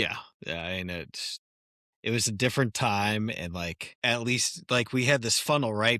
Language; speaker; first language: English; native; English